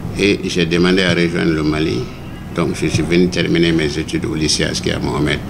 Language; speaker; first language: French; non-native, local second language; Bambara